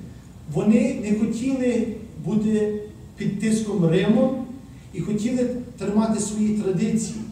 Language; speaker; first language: Ukrainian; early bilingual, heritage; Ukrainian